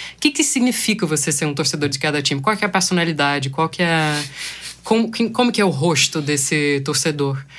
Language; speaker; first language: Portuguese; non-native, fluent; English